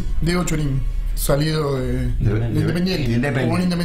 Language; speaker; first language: Spanish; native; Spanish